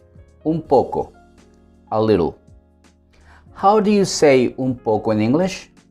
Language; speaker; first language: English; non-native, fluent; Spanish